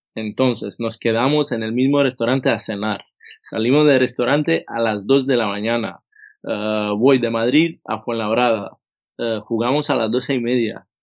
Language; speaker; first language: Spanish; non-native, fluent; Croatian